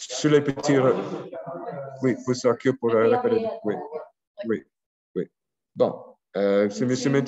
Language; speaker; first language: French; non-native, local second language; English